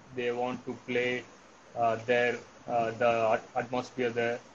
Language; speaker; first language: English; non-native, local second language; Tamil